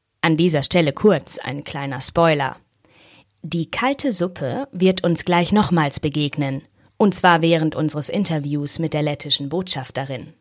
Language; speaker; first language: German; native; German